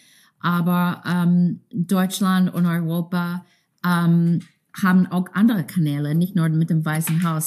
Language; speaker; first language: German; non-native, fluent; English